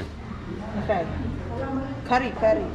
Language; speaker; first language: English; non-native, learner; Lithuanian